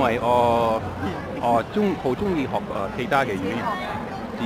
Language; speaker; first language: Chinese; non-native, fluent; English